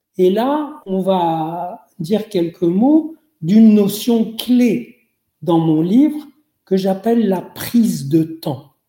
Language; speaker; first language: French; non-native, local second language; Arabic